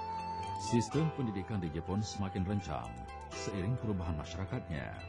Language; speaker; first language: Malay; native; Malay